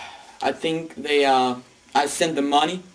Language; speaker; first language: English; non-native, learner; Danish